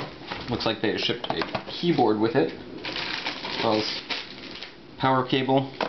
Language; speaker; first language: English; native; English